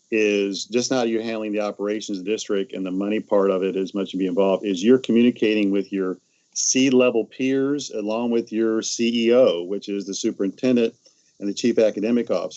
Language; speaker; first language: English; native; English